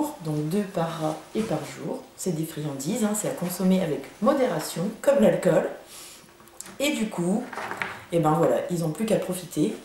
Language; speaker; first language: French; native; French